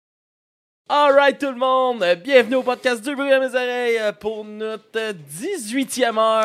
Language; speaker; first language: French; native; French